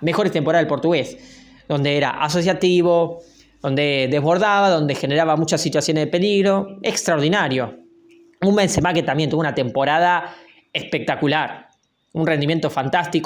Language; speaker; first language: Spanish; native; Spanish